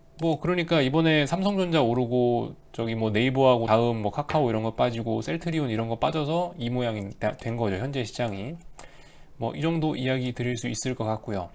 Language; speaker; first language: Korean; native; Korean